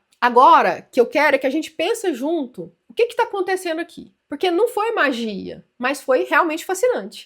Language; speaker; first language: Portuguese; native; Portuguese